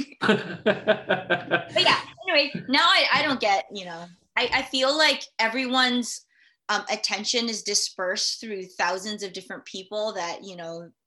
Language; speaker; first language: English; early bilingual, other home language; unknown